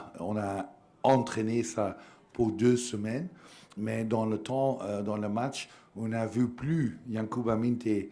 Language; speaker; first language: French; non-native, learner; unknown